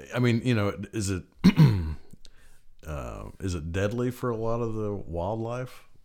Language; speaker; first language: English; native; English